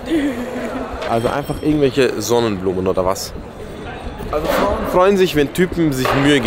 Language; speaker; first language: German; early bilingual, other home language; Persian